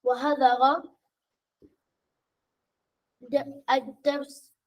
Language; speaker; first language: Arabic; non-native, learner; English